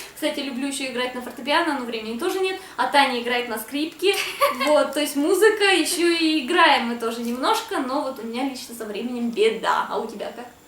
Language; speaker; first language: Russian; native; Russian